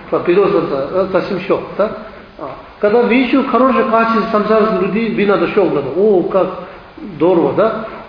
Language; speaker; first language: Russian; non-native, learner; Tibetan